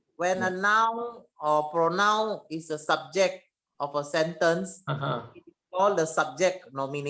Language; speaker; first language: English; non-native, learner; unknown